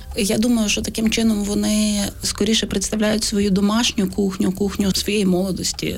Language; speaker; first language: Ukrainian; native; Ukrainian